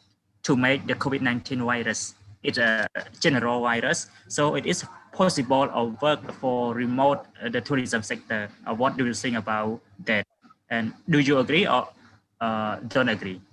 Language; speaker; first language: English; non-native, fluent; Khmer